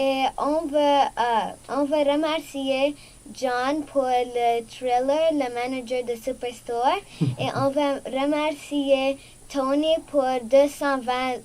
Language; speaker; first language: French; non-native, local second language; English